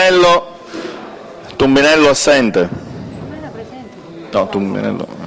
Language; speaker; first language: Italian; native; Italian